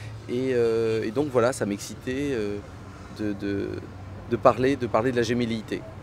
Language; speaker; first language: French; native; French